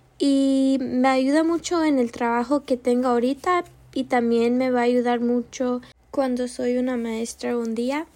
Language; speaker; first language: Spanish; early bilingual, heritage; Spanish